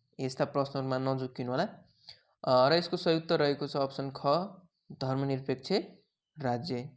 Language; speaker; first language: Nepali; native; Nepali